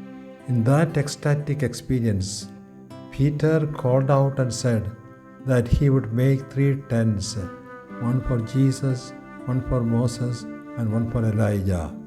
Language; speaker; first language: English; non-native, local second language; Malayalam